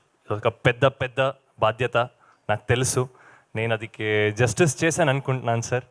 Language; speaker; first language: Telugu; non-native, learner; Kannada